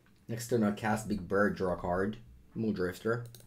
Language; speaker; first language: English; non-native, fluent; Italian